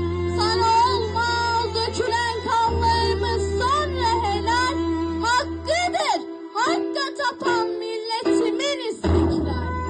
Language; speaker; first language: Turkish; native; Turkish